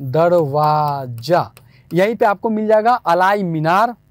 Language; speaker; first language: Hindi; native; Hindi